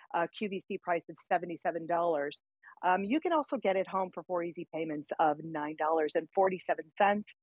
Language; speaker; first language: English; native; English